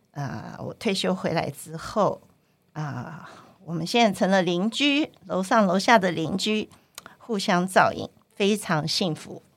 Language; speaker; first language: Chinese; non-native, local second language; Cantonese